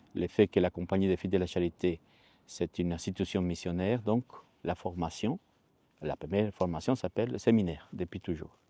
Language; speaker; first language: French; non-native, fluent; Spanish